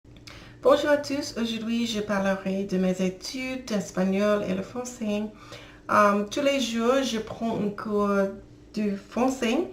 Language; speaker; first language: French; non-native, learner; English